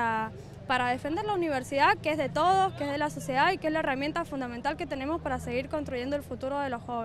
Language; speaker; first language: Spanish; native; Spanish